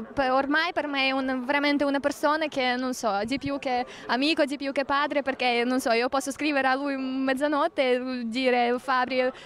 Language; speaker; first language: Italian; non-native, learner; Ukrainian